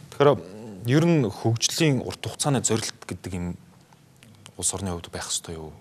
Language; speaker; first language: Mongolian; native; Mongolian